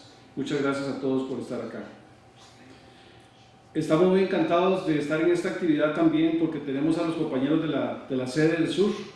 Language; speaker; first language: Spanish; native; Spanish